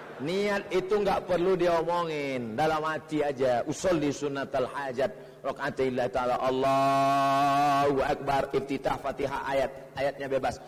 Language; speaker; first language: Indonesian; native; Indonesian